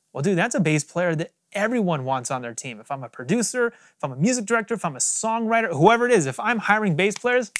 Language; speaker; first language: English; native; English